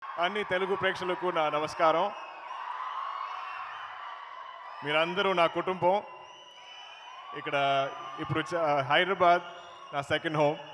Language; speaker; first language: Telugu; non-native, learner; Malayalam